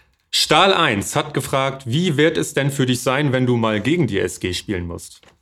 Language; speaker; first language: German; native; German